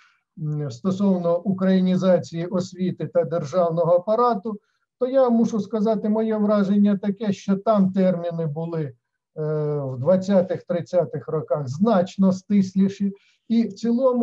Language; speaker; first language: Ukrainian; native; Ukrainian